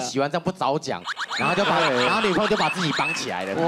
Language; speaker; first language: Chinese; native; Chinese